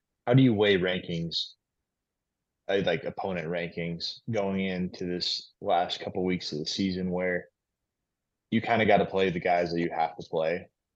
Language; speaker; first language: English; native; English